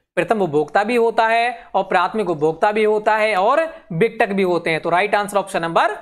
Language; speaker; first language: Hindi; native; Hindi